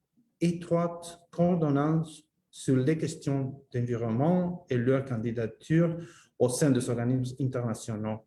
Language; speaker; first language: French; non-native, fluent; Spanish